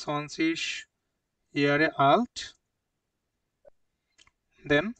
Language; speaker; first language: German; non-native, fluent; Bangla